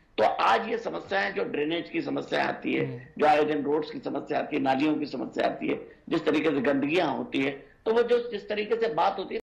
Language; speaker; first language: Hindi; native; Hindi